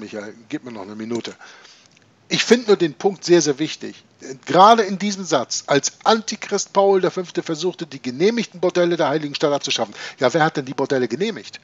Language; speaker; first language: German; native; German